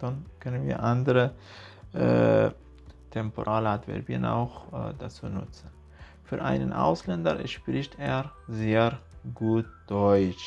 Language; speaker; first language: German; non-native, fluent; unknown